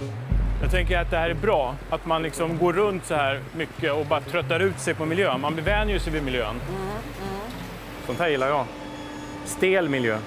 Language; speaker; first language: Swedish; native; Swedish